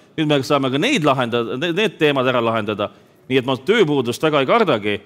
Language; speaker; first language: Estonian; native; Estonian